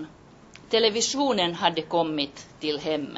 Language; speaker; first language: Swedish; non-native, local second language; Finnish